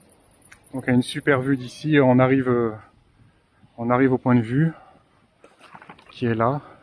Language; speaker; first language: French; native; French